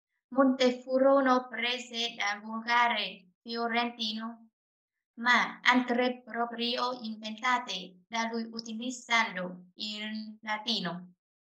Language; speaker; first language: Italian; non-native, fluent; Vietnamese